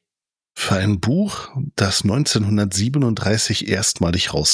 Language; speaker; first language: German; native; German